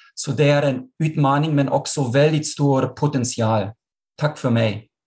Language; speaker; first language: Swedish; non-native, fluent; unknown